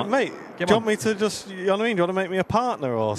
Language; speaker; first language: English; native; English